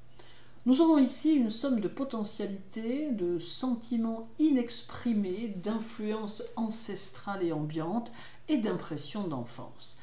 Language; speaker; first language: French; native; French